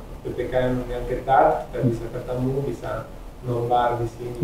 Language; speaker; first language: Indonesian; non-native, fluent; Italian